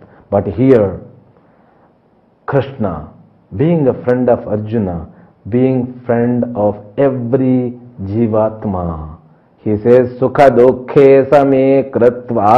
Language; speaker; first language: English; non-native, local second language; Telugu